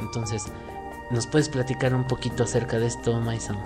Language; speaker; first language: Spanish; native; Spanish